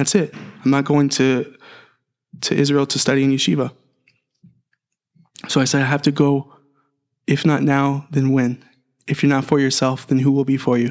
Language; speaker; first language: English; native; English